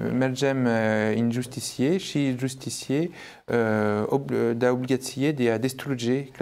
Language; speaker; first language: Romanian; non-native, fluent; French